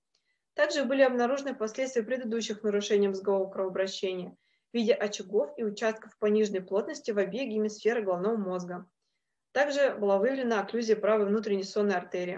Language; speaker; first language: Russian; native; Russian